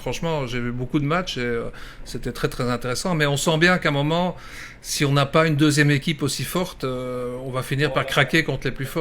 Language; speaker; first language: French; native; French